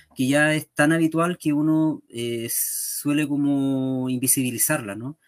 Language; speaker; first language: Spanish; native; Spanish